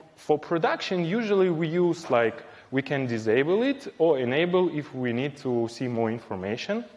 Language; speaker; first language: English; non-native, fluent; Ukrainian